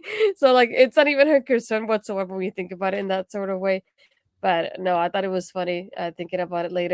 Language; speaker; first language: English; native; English